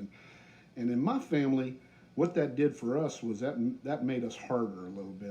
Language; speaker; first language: English; native; English